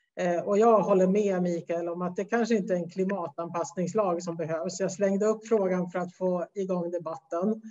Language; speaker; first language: Swedish; native; Swedish